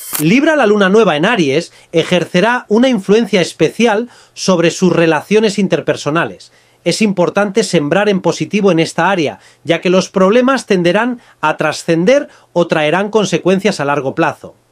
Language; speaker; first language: Spanish; native; Spanish